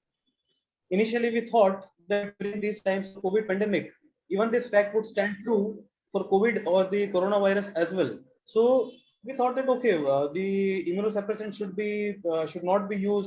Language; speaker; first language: English; non-native, local second language; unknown